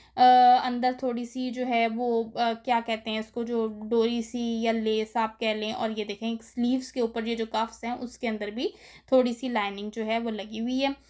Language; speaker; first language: Urdu; native; Urdu